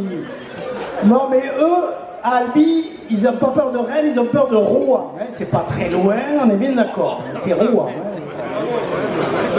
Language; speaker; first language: French; native; French